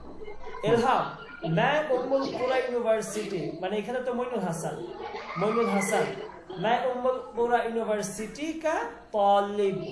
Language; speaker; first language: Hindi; non-native, learner; Bangla